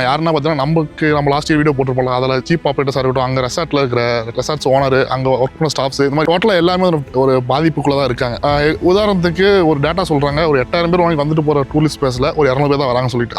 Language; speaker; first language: Tamil; native; Tamil